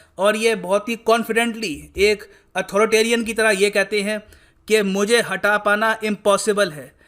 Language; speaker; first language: Hindi; native; Hindi